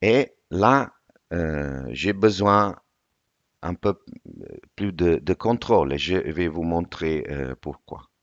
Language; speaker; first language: French; non-native, fluent; Italian